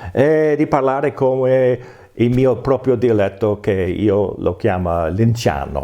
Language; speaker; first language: Italian; non-native, fluent; English